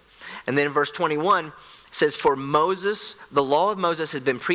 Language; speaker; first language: English; native; English